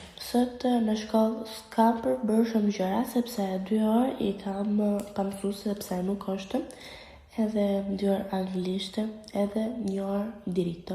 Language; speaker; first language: Albanian; early bilingual, heritage; Albanian